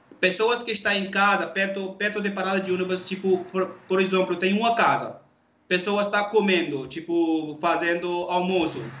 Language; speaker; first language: Portuguese; non-native, learner; Urdu